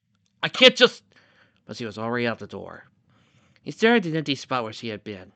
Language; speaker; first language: English; native; English